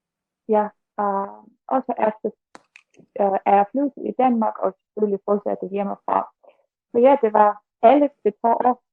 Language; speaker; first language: Danish; non-native, learner; Russian